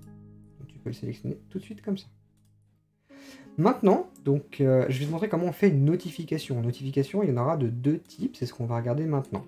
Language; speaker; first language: French; native; French